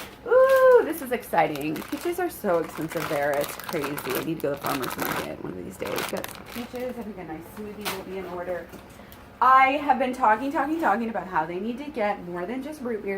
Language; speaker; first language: English; native; English